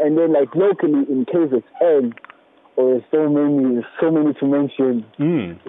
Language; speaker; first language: English; non-native, local second language; Zulu